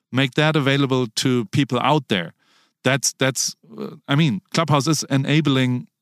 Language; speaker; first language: English; non-native, fluent; German